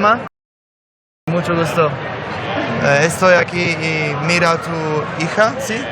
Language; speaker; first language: Spanish; non-native, learner; Polish